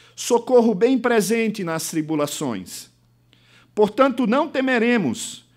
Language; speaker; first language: Portuguese; native; Portuguese